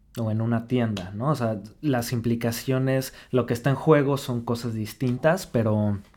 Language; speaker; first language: Spanish; native; Spanish